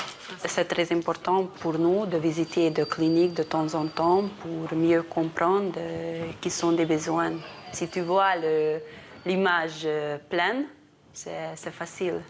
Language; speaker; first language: French; non-native, fluent; Hungarian